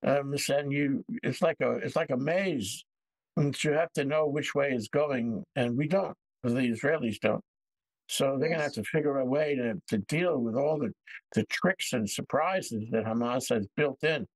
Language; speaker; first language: English; native; English